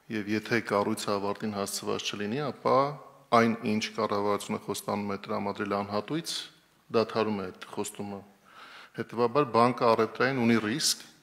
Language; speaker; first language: Armenian; native; Armenian